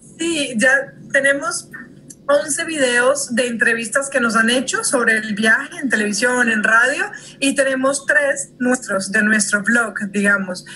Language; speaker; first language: Spanish; early bilingual, heritage; Spanish